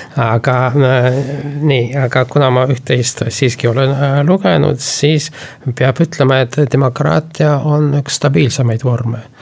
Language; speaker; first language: Estonian; non-native, local second language; Russian